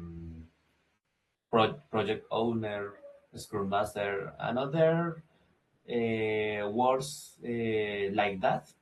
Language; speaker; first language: English; non-native, learner; Spanish